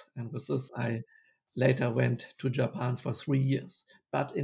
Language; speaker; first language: English; non-native, fluent; German